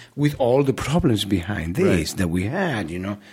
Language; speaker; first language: English; non-native, fluent; Spanish